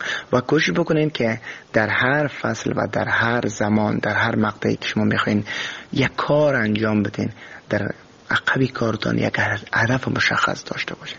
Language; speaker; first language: Persian; native; Persian